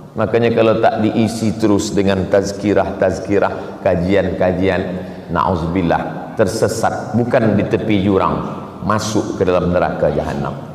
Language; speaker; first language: Malay; native; Malay